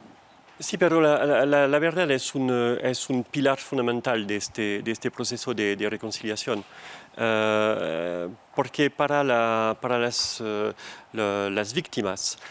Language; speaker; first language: Spanish; non-native, fluent; French